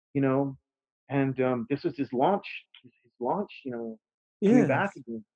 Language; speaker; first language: English; native; English